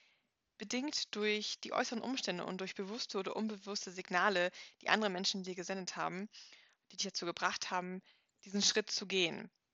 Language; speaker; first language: German; native; German